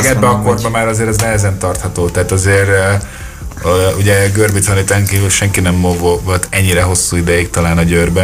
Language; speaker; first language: Hungarian; native; Hungarian